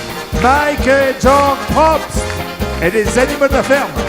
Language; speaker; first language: French; native; French